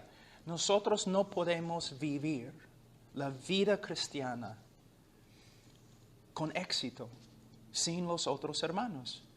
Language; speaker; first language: Spanish; non-native, fluent; English